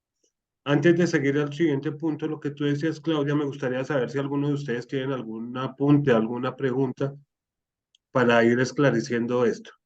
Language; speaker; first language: Spanish; native; Spanish